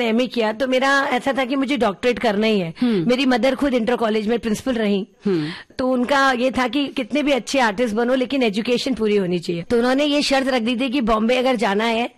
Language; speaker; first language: Hindi; native; Hindi